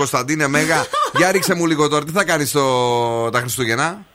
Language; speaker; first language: Greek; native; Greek